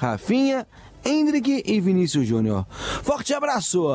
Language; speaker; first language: Portuguese; native; Portuguese